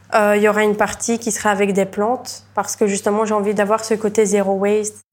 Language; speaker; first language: French; early bilingual, other home language; Bulgarian